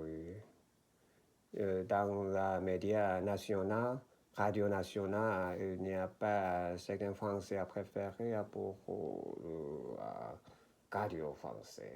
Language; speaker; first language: French; non-native, learner; Korean